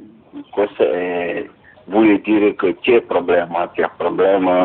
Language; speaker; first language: Italian; non-native, fluent; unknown